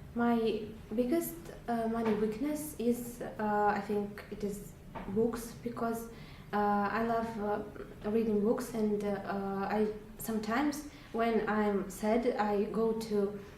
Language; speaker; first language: English; non-native, learner; Russian